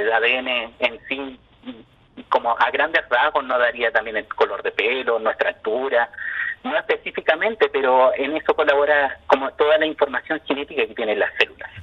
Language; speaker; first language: Spanish; native; Spanish